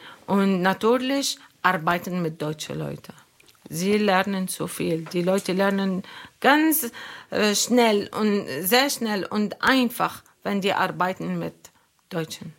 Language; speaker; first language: German; non-native, learner; Arabic